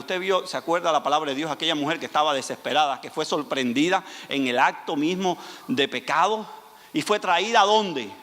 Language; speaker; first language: Spanish; native; Spanish